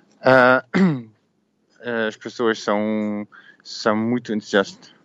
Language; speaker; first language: Portuguese; non-native, learner; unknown